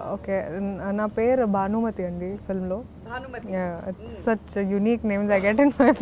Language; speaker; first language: Telugu; non-native, learner; Hindi